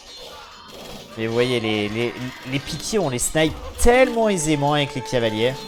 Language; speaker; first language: French; native; French